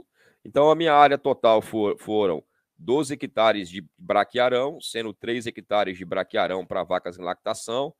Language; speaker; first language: Portuguese; native; Portuguese